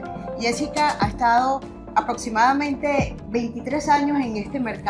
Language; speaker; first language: Spanish; native; Spanish